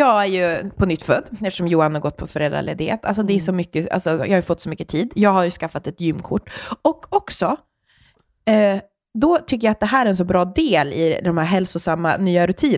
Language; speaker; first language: Swedish; native; Swedish